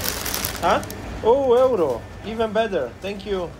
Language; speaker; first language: English; non-native, fluent; Bosnian